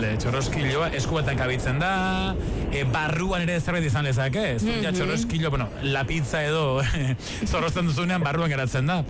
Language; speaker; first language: Basque; native; Basque